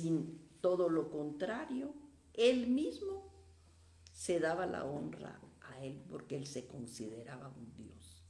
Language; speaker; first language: Spanish; native; Spanish